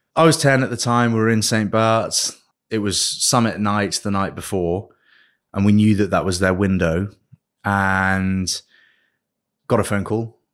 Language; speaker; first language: English; early bilingual, other home language; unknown